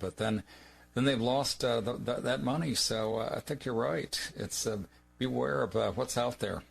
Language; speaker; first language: English; native; English